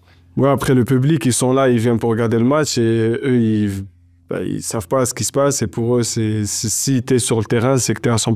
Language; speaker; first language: French; non-native, local second language; Arabic